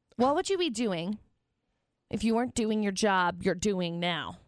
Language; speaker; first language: English; native; English